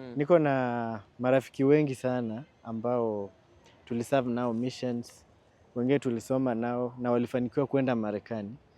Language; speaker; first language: Swahili; non-native, local second language; Luyia